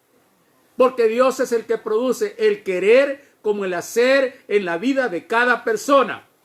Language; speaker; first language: Spanish; native; Spanish